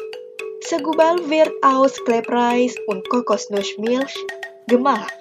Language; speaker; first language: German; non-native, fluent; Indonesian